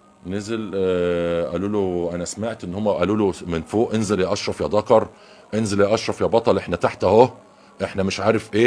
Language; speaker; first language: Arabic; native; Arabic